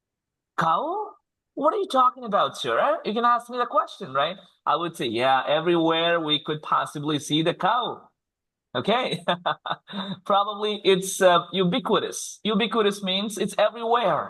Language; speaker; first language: English; non-native, fluent; Tamil